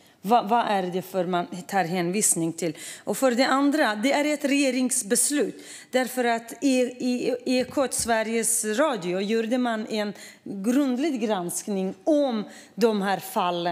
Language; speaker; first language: Swedish; non-native, fluent; Kurdish